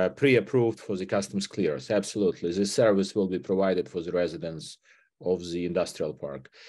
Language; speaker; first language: English; non-native, fluent; Ukrainian